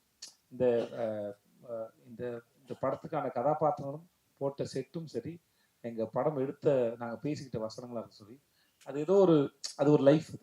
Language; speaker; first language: Tamil; native; Tamil